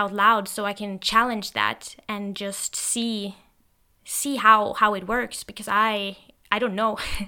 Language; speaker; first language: English; non-native, fluent; Norwegian